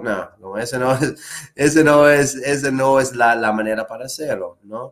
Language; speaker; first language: Spanish; non-native, fluent; English